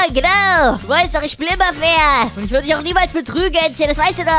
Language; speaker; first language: German; native; German